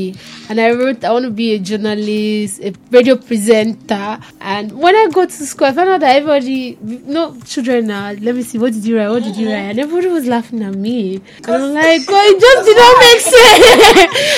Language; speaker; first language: English; non-native, local second language; Nigerian Pidgin